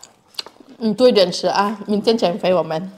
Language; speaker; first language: Chinese; non-native, fluent; Indonesian